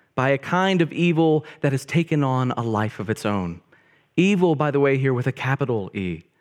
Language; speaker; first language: English; native; English